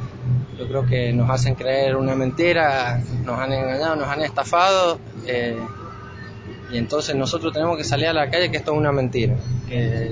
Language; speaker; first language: Spanish; native; Spanish